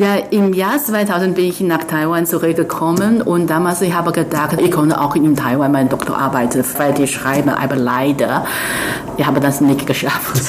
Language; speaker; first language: German; non-native, fluent; Chinese